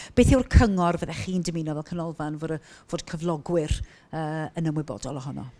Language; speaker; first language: Welsh; native; Welsh